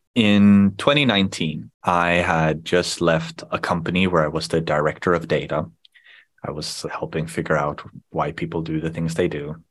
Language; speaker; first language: English; non-native, fluent; Swedish